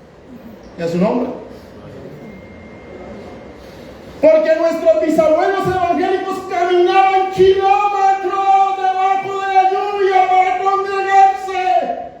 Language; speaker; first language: Spanish; native; Spanish